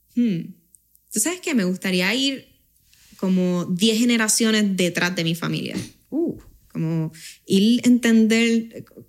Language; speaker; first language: Spanish; native; Spanish